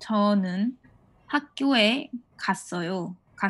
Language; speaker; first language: Korean; non-native, fluent; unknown